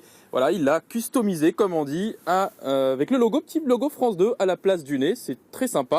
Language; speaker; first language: French; native; French